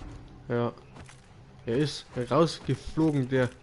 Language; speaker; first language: German; native; German